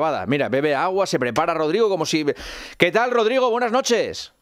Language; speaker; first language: Spanish; native; Spanish